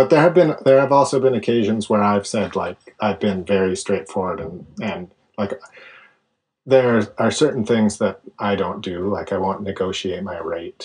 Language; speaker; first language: English; native; English